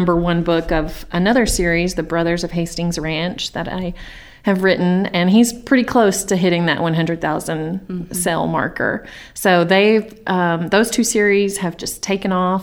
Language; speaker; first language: English; native; English